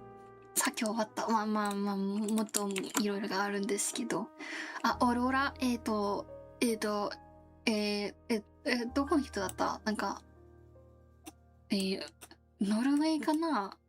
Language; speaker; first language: Japanese; non-native, learner; Korean